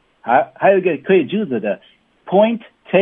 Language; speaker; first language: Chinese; non-native, learner; English